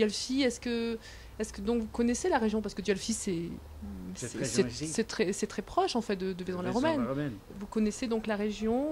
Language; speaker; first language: French; native; French